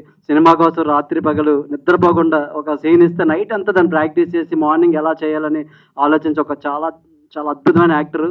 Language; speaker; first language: Telugu; native; Telugu